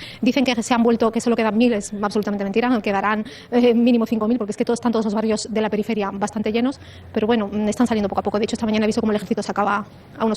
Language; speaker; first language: Spanish; native; Spanish